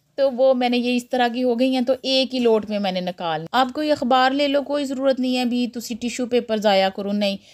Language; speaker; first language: Urdu; non-native, local second language; Punjabi